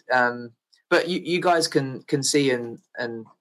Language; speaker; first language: English; native; English